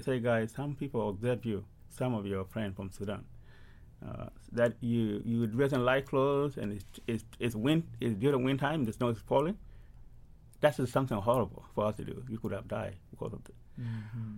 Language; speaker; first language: English; early bilingual, other home language; Arabic